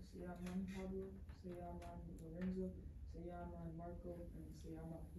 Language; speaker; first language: Spanish; non-native, learner; English